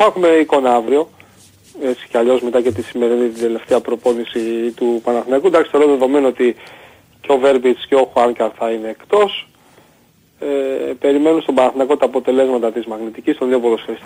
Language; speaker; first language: Greek; native; Greek